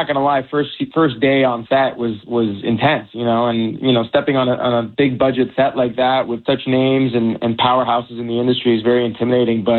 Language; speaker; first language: English; non-native, local second language; Persian